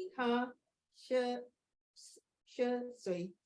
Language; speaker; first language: Chinese; non-native, learner; Indonesian